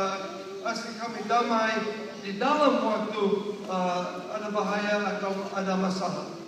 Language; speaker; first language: Indonesian; non-native, learner; English